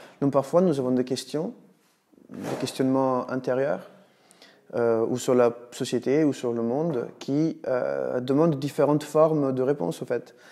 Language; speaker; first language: French; non-native, fluent; Italian